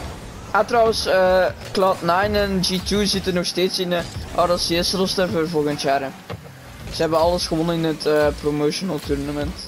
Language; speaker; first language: Dutch; native; Dutch